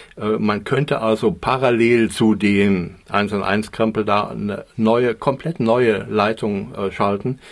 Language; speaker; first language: German; native; German